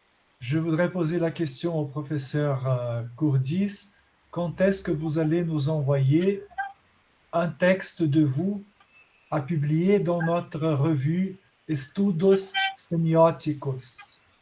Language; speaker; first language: French; non-native, fluent; Portuguese